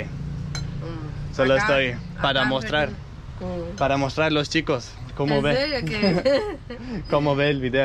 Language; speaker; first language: Spanish; non-native, fluent; Danish